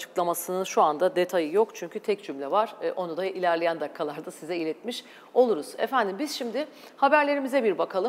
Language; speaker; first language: Turkish; native; Turkish